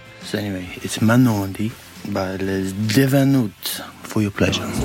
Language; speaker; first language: French; non-native, learner; English